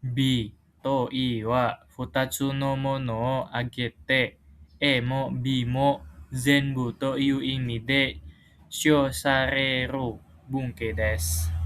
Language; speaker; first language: Japanese; non-native, learner; Indonesian